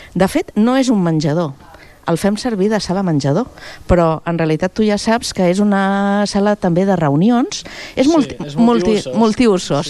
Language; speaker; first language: Catalan; native; Catalan